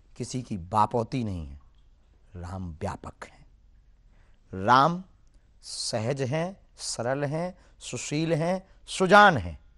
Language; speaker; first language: Hindi; native; Hindi